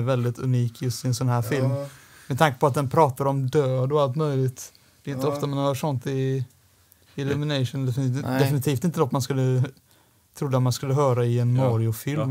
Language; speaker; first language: Swedish; native; Swedish